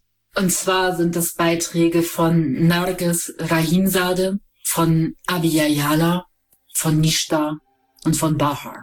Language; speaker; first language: German; native; German